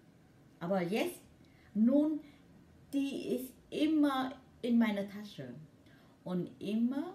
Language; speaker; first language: German; non-native, learner; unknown